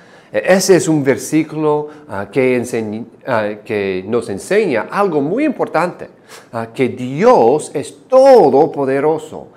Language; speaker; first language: Spanish; non-native, fluent; English